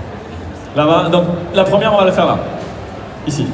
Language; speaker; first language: French; native; French